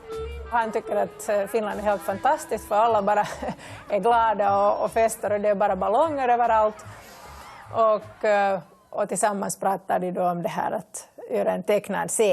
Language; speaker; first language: Swedish; native; Swedish